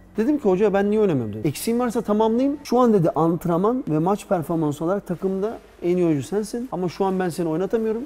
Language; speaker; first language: Turkish; early bilingual, heritage; Turkish